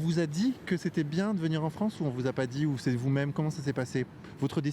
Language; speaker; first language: French; native; French